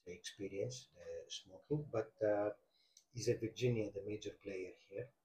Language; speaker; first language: English; non-native, fluent; Greek